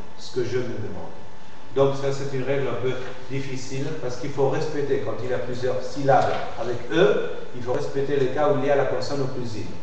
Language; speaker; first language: French; non-native, fluent; Spanish